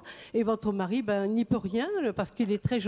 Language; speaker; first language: French; native; French